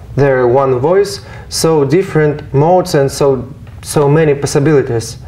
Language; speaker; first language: English; non-native, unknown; Russian